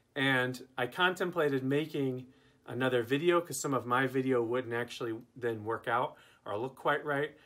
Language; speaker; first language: English; native; English